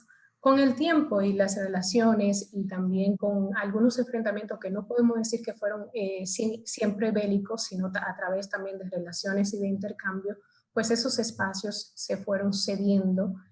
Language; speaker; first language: Spanish; native; Spanish